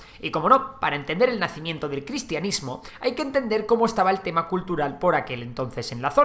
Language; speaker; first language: Spanish; native; Spanish